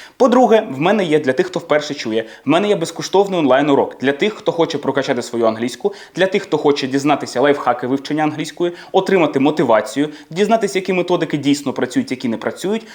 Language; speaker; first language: Ukrainian; native; Ukrainian